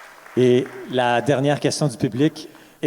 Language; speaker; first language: French; native; French